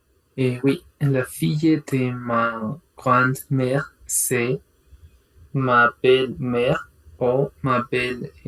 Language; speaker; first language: French; non-native, learner; Spanish